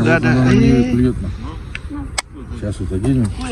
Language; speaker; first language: Russian; native; Russian